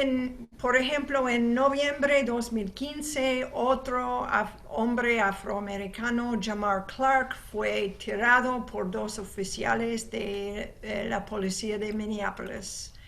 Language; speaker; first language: Spanish; non-native, fluent; English